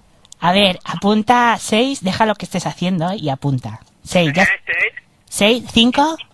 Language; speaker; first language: Spanish; native; Spanish